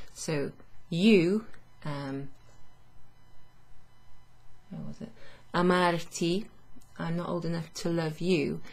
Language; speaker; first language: English; native; English